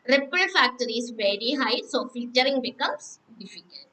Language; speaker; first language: English; non-native, local second language; Malayalam